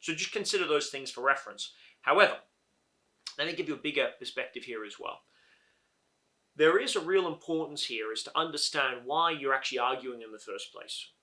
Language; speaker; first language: English; native; English